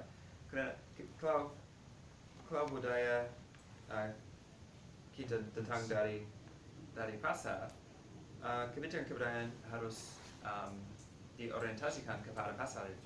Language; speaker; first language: Indonesian; non-native, fluent; English